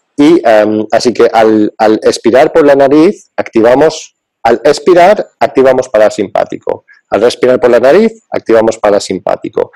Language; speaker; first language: Spanish; early bilingual, other home language; English